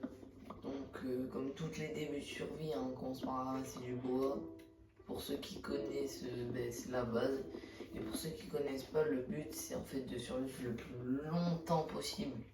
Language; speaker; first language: French; native; French